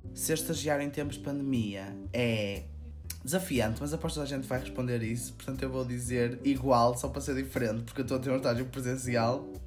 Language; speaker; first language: Portuguese; native; Portuguese